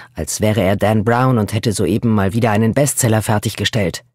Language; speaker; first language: German; native; German